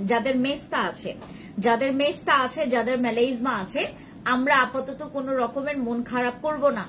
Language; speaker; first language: Bangla; native; Bangla